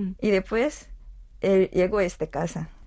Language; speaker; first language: Spanish; non-native, learner; Korean